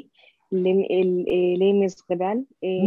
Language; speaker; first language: French; non-native, learner; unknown